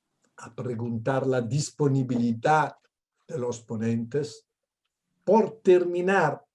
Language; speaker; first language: Spanish; non-native, fluent; Italian